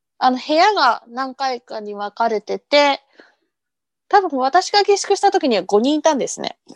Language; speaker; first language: Japanese; early bilingual, heritage; Japanese